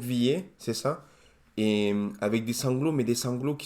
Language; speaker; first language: French; native; French